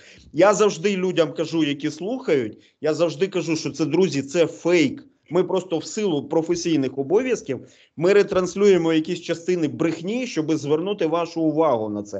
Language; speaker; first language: Ukrainian; native; Ukrainian